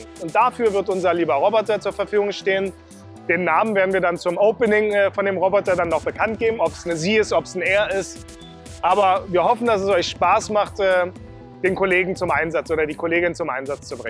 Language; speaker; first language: German; native; German